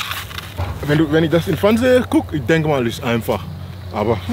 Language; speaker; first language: German; non-native, learner; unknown